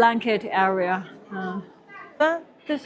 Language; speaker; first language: English; non-native, learner; Chinese